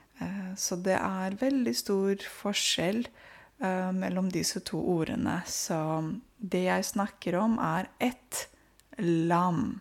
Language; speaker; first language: Norwegian; non-native, fluent; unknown